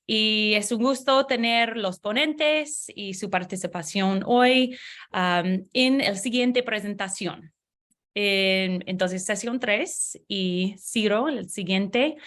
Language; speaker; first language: Spanish; non-native, learner; English